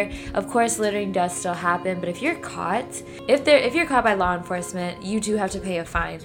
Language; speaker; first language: English; native; English